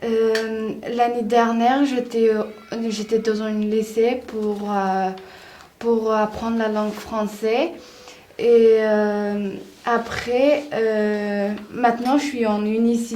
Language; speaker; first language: French; non-native, learner; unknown